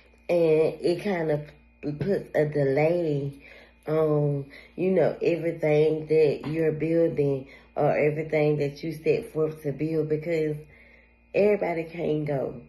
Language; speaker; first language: English; native; English